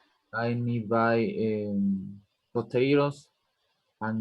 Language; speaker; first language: English; non-native, learner; Spanish